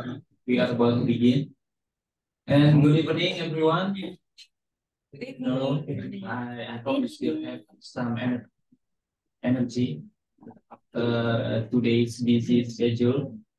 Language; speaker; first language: English; non-native, fluent; Indonesian